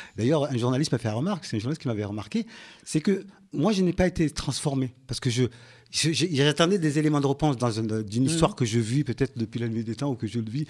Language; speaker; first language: French; early bilingual, other home language; Ngazidja Comorian